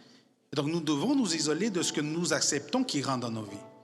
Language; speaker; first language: French; non-native, fluent; Spanish